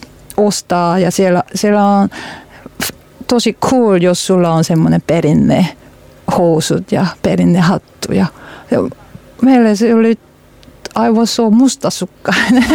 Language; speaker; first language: Finnish; non-native, learner; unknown